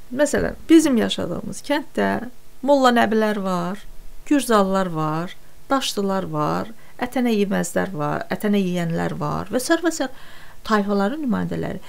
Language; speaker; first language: Azerbaijani; non-native, local second language; Talysh